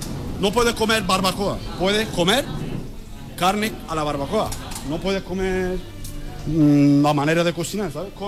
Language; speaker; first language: Spanish; non-native, learner; Turkish